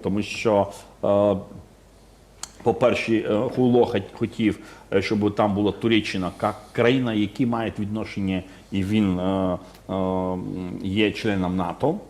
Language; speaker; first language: Ukrainian; non-native, fluent; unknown